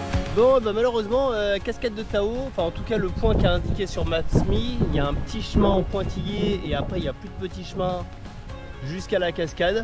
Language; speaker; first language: French; native; French